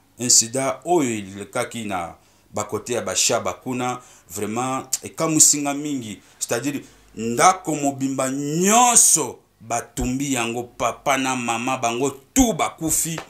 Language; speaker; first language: Lingala; non-native, local second language; Swahili